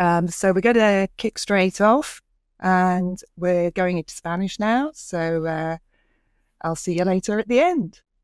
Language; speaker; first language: English; native; English